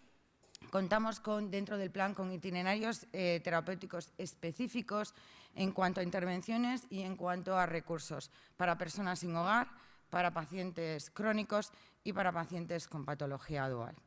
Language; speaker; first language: Spanish; native; Spanish